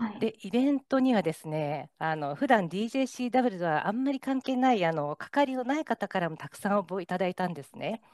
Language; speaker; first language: Japanese; native; Japanese